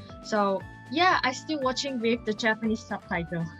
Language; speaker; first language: English; non-native, local second language; Chinese